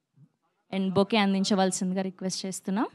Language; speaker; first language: Telugu; native; Telugu